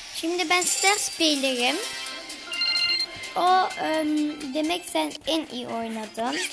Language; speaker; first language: Turkish; early bilingual, heritage; Turkish